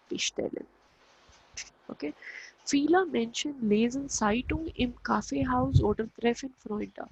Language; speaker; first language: German; non-native, fluent; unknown